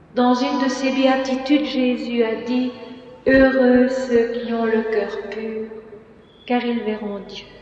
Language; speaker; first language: French; native; French